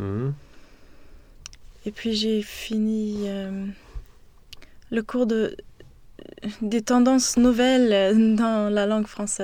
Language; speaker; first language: French; non-native, fluent; Swedish